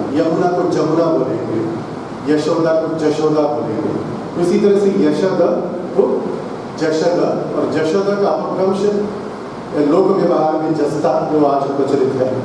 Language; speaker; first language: Hindi; non-native, local second language; Tamil